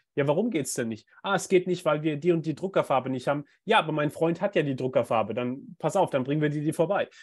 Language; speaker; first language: German; native; German